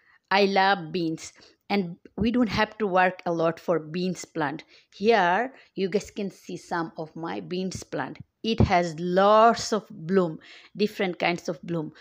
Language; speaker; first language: English; non-native, local second language; Bangla